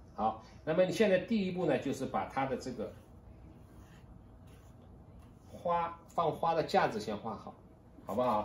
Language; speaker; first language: Chinese; native; Chinese